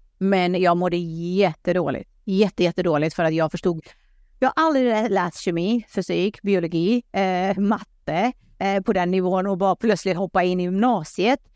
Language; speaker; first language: Swedish; early bilingual, other home language; Pashto